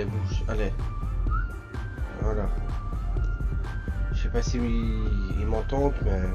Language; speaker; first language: French; native; French